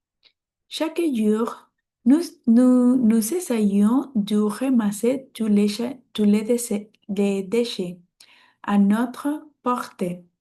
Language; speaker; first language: French; non-native, learner; Spanish